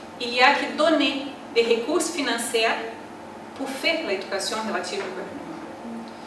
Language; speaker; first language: French; non-native, learner; Portuguese